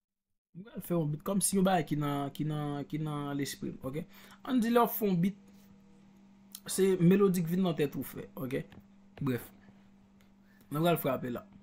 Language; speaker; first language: French; non-native, local second language; Haitian Creole